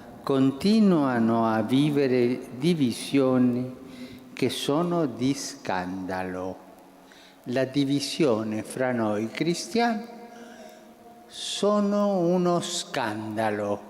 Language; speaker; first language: Italian; early bilingual, heritage; Spanish